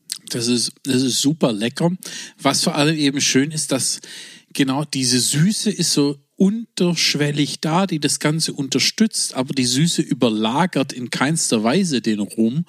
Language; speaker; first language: German; native; German